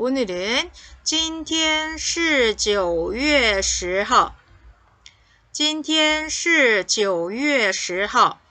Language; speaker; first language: Chinese; non-native, fluent; Korean